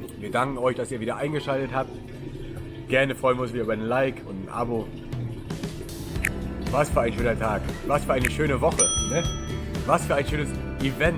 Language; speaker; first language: German; native; German